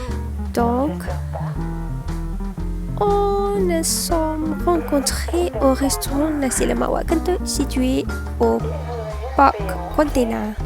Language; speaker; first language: French; non-native, learner; Malay